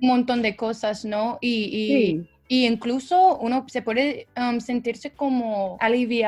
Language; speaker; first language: Spanish; non-native, fluent; English